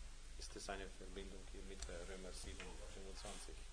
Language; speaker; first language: German; non-native, learner; Hungarian